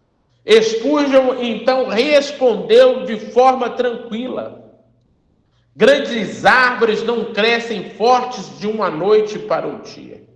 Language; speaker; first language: Portuguese; native; Portuguese